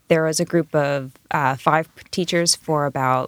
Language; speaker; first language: English; native; English